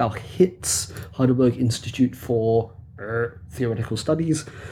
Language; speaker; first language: German; non-native, fluent; English